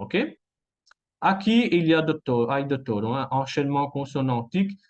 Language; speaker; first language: Spanish; non-native, fluent; French